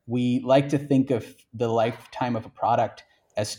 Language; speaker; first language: English; non-native, local second language; Hindi